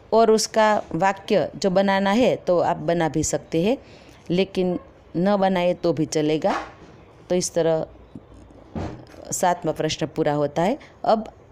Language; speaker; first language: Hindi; non-native, local second language; Gujarati